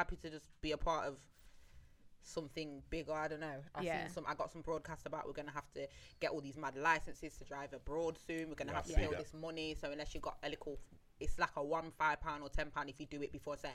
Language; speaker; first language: English; native; English